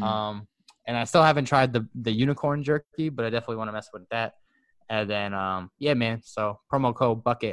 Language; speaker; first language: English; native; English